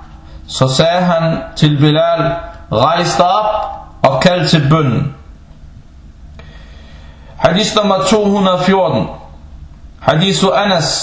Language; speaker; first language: Danish; non-native, local second language; Arabic